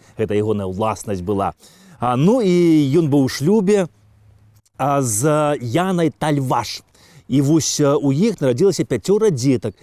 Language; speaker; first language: Belarusian; native; Belarusian